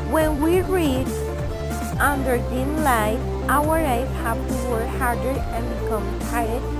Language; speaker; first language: English; non-native, fluent; Spanish